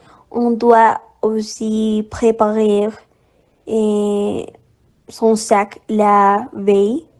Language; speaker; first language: French; non-native, learner; Spanish